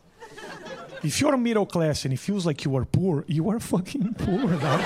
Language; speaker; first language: English; non-native, fluent; Portuguese